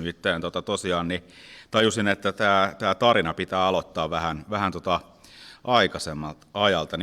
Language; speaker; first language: Finnish; native; Finnish